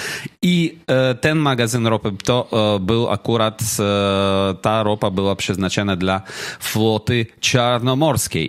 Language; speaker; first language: Polish; non-native, fluent; Ukrainian